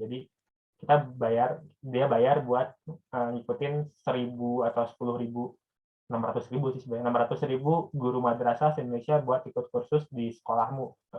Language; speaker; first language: Indonesian; native; Indonesian